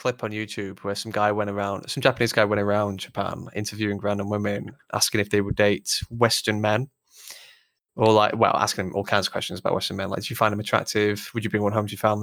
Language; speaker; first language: English; native; English